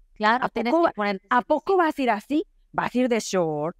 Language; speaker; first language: Spanish; native; Spanish